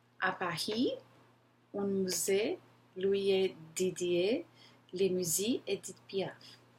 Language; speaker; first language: French; non-native, learner; Portuguese